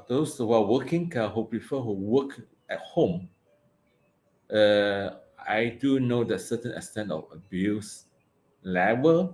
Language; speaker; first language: English; non-native, local second language; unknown